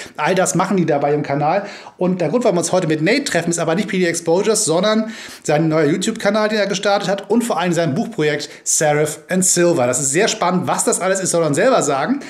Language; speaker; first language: German; native; German